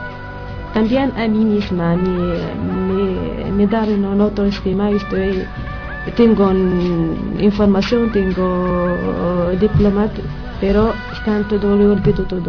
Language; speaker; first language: Spanish; non-native, learner; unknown